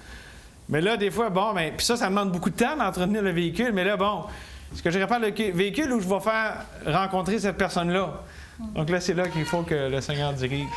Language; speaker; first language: French; native; French